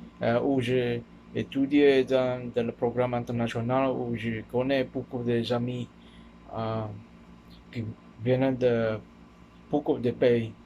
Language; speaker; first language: French; non-native, learner; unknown